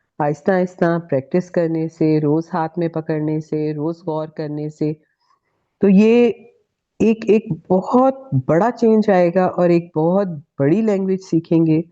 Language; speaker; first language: Urdu; native; Urdu